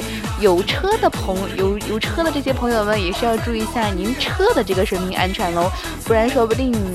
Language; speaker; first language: Chinese; native; Chinese